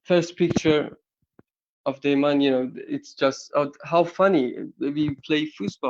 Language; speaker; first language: English; non-native, learner; Persian